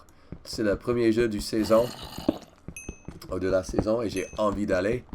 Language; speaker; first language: French; non-native, learner; English